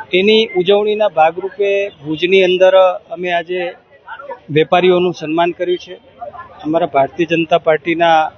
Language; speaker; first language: Gujarati; native; Gujarati